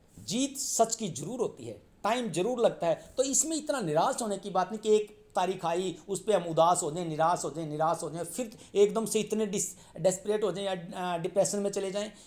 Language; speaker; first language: Hindi; native; Hindi